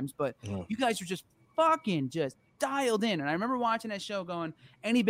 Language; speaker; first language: English; native; English